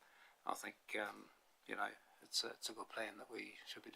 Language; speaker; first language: English; native; English